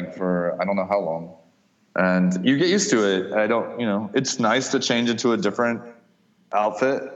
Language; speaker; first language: English; native; English